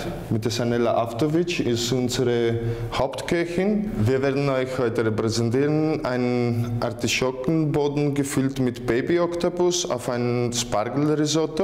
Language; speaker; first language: German; non-native, fluent; Greek